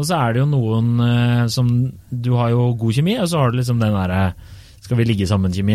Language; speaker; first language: Norwegian; native; Norwegian